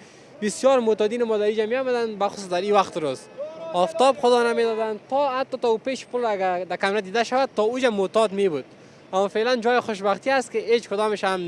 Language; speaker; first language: Persian; native; Persian